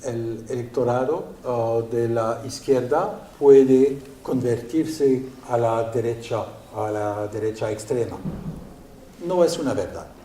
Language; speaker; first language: Spanish; non-native, learner; French